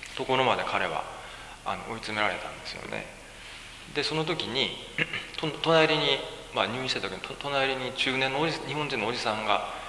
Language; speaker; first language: Japanese; native; Japanese